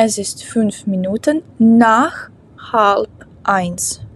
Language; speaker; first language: German; non-native, fluent; Ukrainian